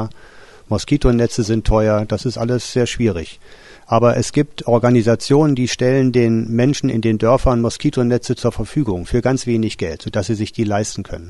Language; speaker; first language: German; native; German